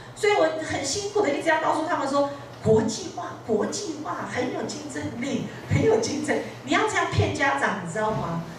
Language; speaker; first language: Chinese; native; Chinese